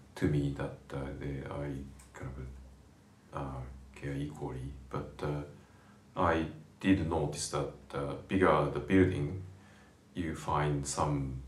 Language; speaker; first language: English; non-native, fluent; Japanese